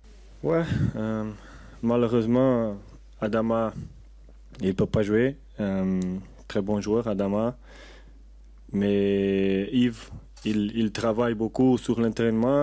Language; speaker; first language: French; non-native, learner; Portuguese